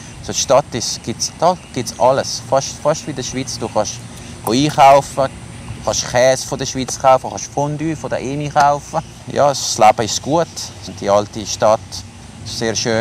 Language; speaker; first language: German; non-native, local second language; Italian